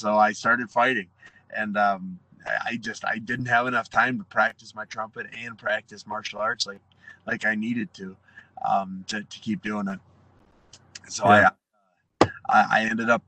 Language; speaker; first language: English; native; English